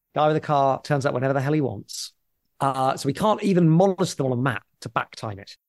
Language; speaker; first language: English; native; English